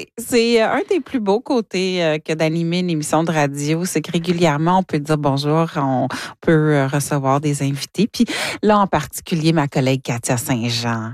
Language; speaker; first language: French; native; French